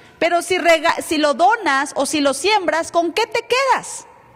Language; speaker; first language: Spanish; native; Spanish